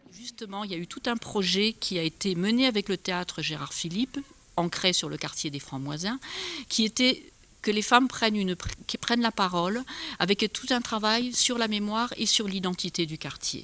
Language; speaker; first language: French; native; French